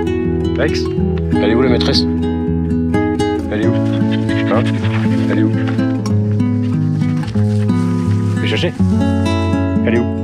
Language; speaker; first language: French; native; French